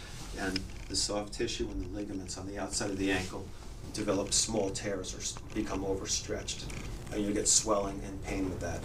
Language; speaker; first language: English; native; English